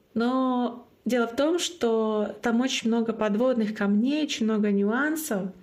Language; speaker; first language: Russian; non-native, local second language; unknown